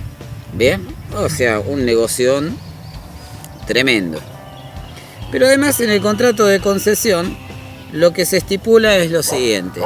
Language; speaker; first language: Spanish; native; Spanish